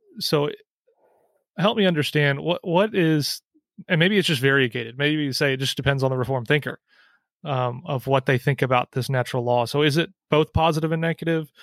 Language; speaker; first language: English; native; English